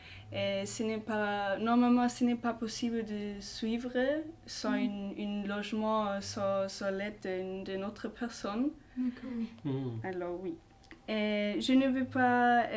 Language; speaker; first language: French; non-native, learner; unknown